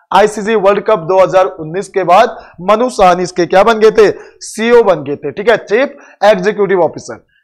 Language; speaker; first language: Hindi; native; Hindi